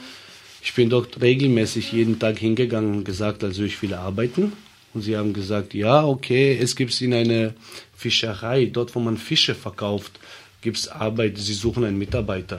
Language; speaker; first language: German; early bilingual, other home language; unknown